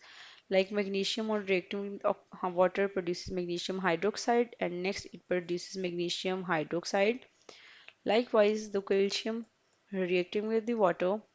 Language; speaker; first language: English; non-native, local second language; Urdu